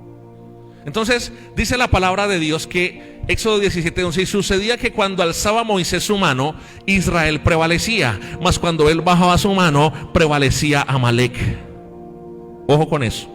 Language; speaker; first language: Spanish; native; Spanish